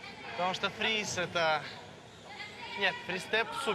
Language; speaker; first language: Russian; native; Russian